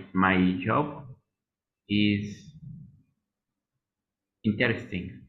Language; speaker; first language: English; non-native, learner; Spanish